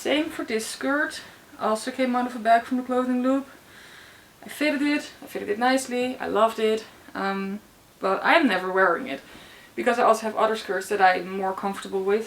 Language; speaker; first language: English; non-native, fluent; Dutch